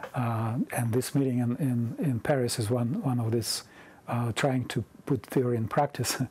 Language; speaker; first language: English; non-native, fluent; Russian